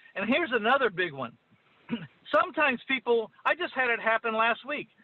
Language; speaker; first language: English; native; English